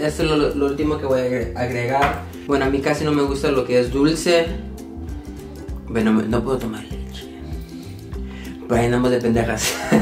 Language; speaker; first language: Spanish; early bilingual, heritage; Spanish